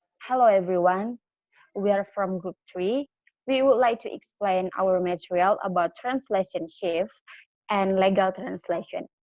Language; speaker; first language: English; non-native, learner; Indonesian